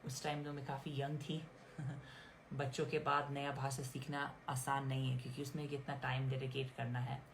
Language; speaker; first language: Hindi; non-native, fluent; English